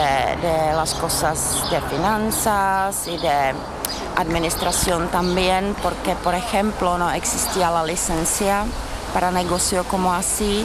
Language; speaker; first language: Spanish; non-native, fluent; Czech